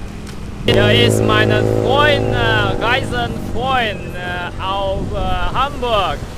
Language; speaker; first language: German; non-native, learner; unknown